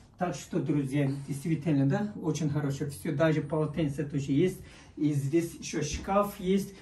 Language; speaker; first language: Russian; non-native, learner; Turkish